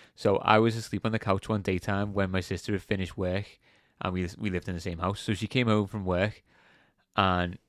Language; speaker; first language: English; native; English